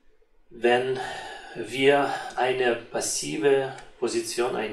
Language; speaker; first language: German; non-native, fluent; Russian